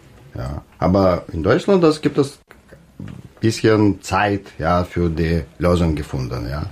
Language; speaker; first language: German; non-native, learner; Russian